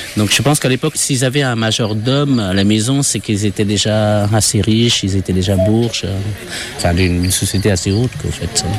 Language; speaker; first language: French; non-native, fluent; Khmer